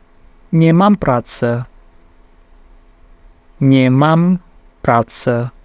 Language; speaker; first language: Polish; non-native, fluent; Indonesian